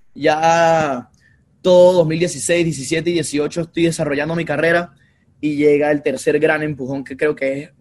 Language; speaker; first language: Spanish; native; Spanish